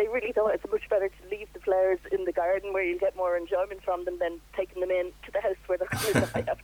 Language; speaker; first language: English; native; English